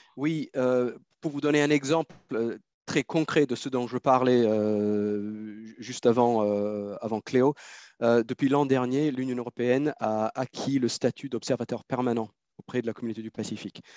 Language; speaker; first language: French; native; French